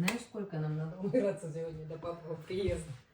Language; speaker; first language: Russian; non-native, fluent; Uzbek